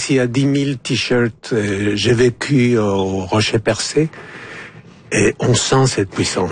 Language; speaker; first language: French; non-native, fluent; Spanish